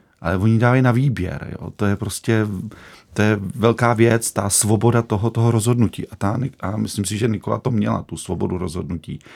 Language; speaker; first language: Czech; native; Czech